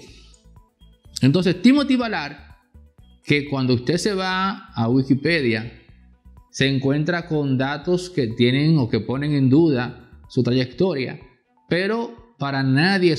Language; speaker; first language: Spanish; native; Spanish